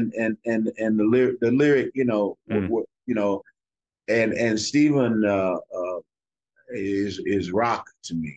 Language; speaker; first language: English; native; English